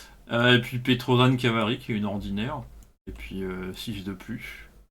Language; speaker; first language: French; native; French